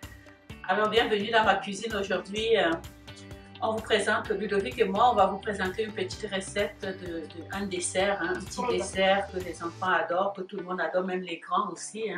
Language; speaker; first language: French; native; French